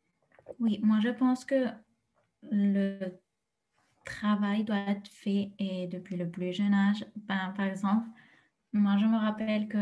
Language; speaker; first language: French; non-native, fluent; Spanish